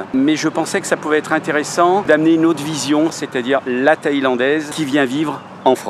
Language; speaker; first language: French; native; French